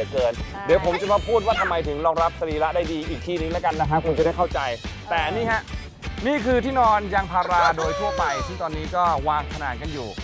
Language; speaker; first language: Thai; native; Thai